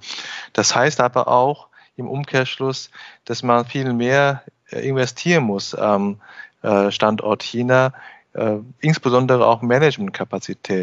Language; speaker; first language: German; non-native, fluent; Chinese